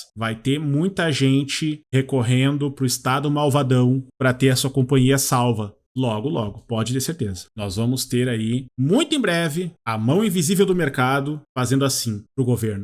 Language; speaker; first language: Portuguese; native; Portuguese